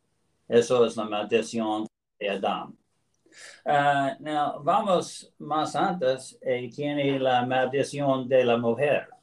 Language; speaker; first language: Spanish; non-native, learner; English